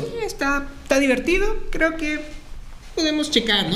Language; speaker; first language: Spanish; native; Spanish